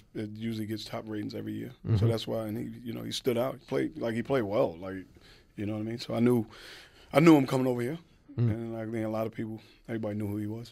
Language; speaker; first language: English; native; English